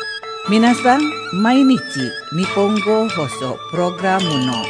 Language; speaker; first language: Japanese; non-native, fluent; Indonesian